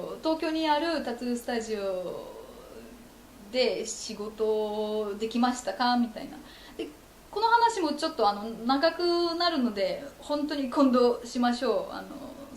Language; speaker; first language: Japanese; non-native, fluent; Polish